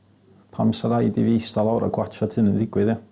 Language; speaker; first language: Welsh; native; Welsh